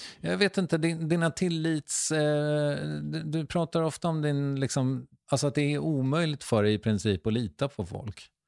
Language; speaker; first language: Swedish; native; Swedish